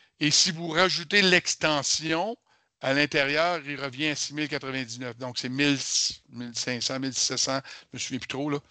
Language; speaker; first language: French; native; French